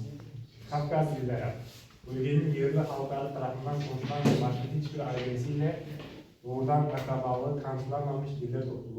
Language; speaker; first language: Turkish; non-native, learner; Uzbek